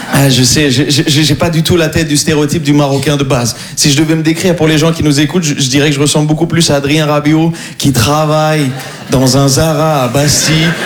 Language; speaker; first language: French; native; French